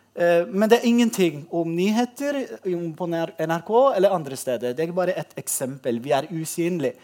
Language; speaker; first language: Norwegian; non-native, fluent; Persian